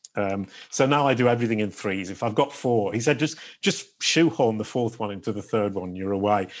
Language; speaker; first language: English; native; English